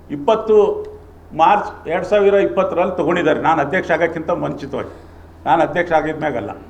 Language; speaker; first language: Kannada; native; Kannada